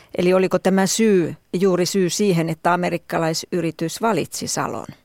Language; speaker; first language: Finnish; native; Finnish